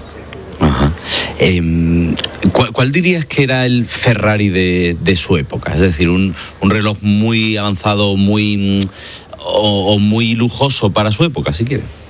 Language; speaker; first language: Spanish; native; Spanish